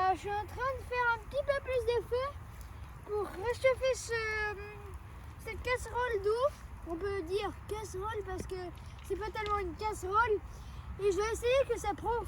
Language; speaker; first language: French; non-native, fluent; English